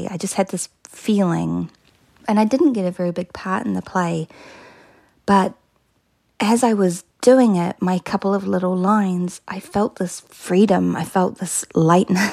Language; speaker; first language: English; native; English